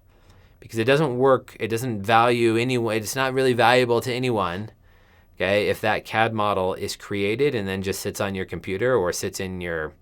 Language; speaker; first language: English; native; English